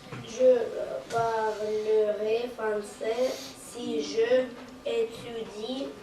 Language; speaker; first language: French; non-native, learner; Russian